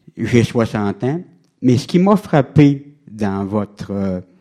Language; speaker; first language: French; native; French